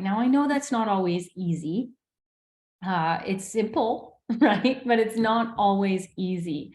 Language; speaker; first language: English; native; English